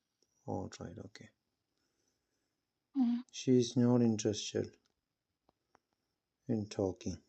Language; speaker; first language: English; non-native, local second language; Malayalam